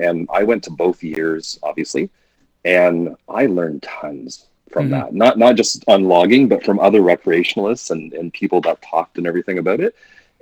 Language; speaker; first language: English; native; English